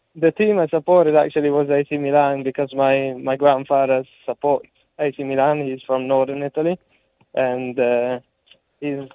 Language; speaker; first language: English; early bilingual, heritage; English